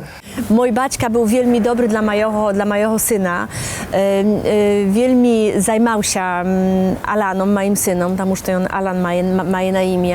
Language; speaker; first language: Polish; non-native, local second language; Belarusian